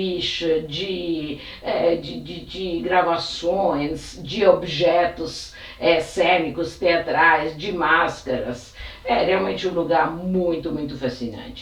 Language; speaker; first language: Portuguese; non-native, fluent; Italian